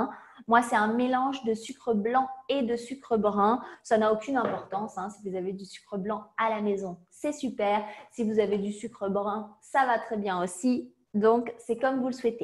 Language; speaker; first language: French; native; French